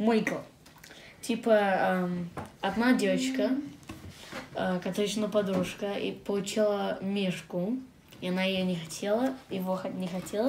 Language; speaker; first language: Russian; early bilingual, heritage; English